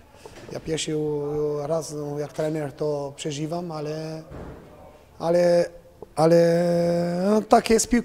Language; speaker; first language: Polish; non-native, fluent; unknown